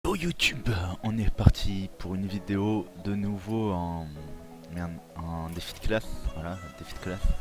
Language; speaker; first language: French; native; French